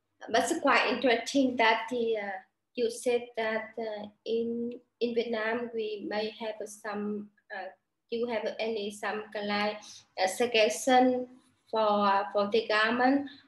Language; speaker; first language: English; non-native, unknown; Vietnamese